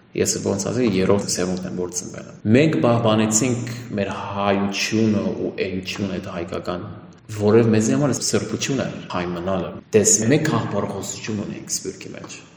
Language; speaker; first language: Armenian; early bilingual, heritage; Armenian